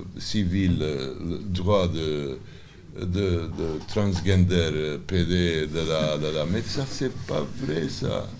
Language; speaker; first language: French; non-native, learner; Serbian